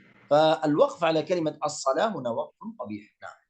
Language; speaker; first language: Arabic; native; Arabic